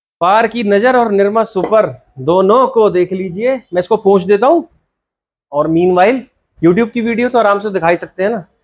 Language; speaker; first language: Hindi; native; Hindi